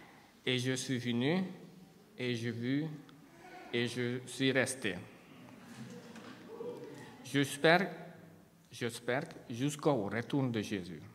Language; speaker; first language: French; non-native, fluent; Hungarian